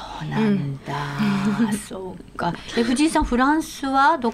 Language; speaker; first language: Japanese; native; Japanese